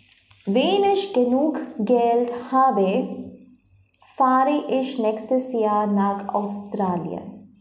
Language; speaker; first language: German; non-native, learner; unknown